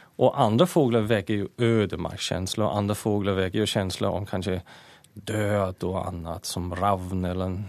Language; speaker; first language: Swedish; native; Swedish